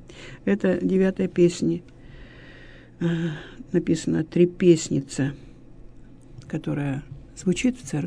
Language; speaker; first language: Russian; native; Russian